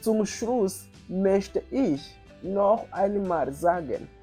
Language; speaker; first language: German; non-native, fluent; Kinyarwanda